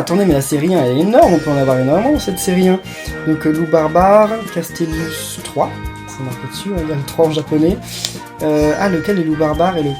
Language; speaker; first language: French; native; French